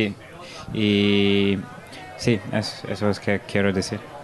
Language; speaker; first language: Spanish; non-native, learner; English